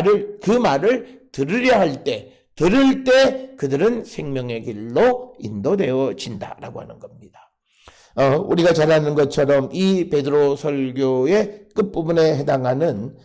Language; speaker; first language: Korean; native; Korean